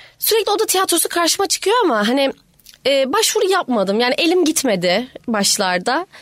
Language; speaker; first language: Turkish; native; Turkish